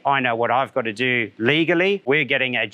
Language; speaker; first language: English; native; English